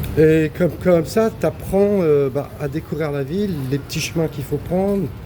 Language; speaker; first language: French; native; French